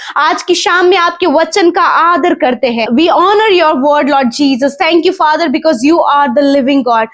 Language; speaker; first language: Hindi; native; Hindi